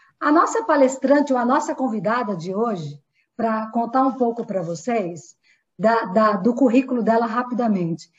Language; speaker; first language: Portuguese; native; Portuguese